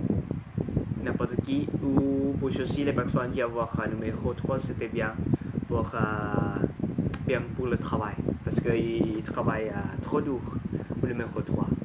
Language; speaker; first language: French; non-native, learner; Thai